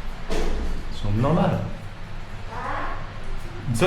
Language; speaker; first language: English; non-native, learner; French